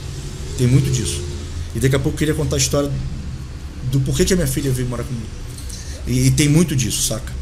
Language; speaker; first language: Portuguese; native; Portuguese